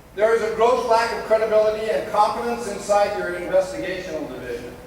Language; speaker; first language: English; native; English